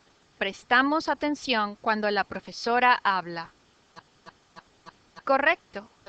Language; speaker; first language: Spanish; non-native, fluent; English